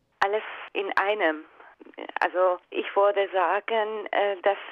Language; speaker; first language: German; non-native, fluent; Persian